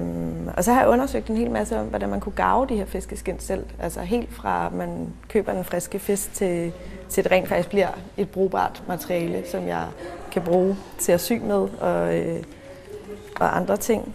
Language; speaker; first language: Danish; native; Danish